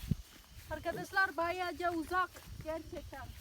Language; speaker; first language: Turkish; non-native, learner; Indonesian